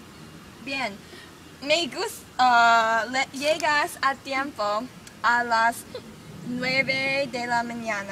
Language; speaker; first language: Spanish; non-native, learner; English